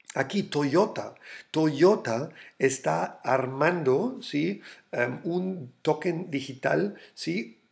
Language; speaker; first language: Spanish; non-native, fluent; German